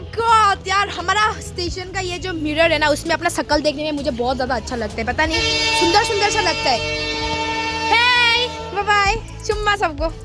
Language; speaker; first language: Hindi; non-native, local second language; Bangla